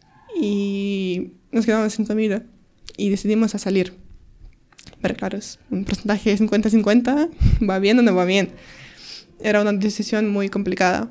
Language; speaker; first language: Spanish; non-native, learner; Ukrainian